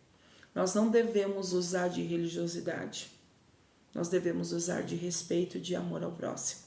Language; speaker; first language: Portuguese; native; Portuguese